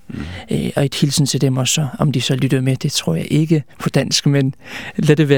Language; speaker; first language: Danish; early bilingual, other home language; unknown